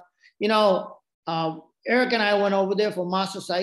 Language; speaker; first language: English; non-native, fluent; Japanese